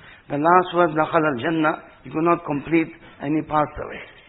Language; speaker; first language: English; native; English